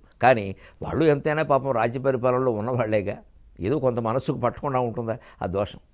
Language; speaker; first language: Telugu; native; Telugu